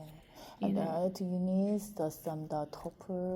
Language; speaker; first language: English; non-native, learner; Korean